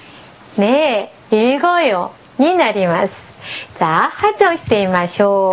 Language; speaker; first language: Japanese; non-native, fluent; Korean